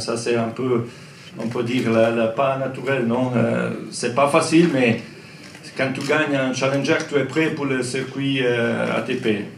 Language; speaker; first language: French; non-native, learner; Croatian